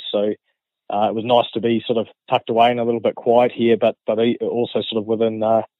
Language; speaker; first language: English; native; English